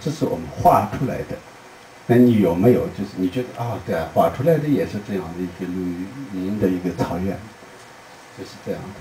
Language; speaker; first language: Chinese; non-native, local second language; Tibetan